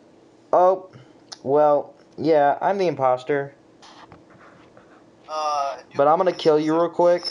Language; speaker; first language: English; native; English